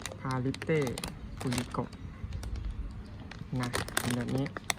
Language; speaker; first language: Thai; native; Thai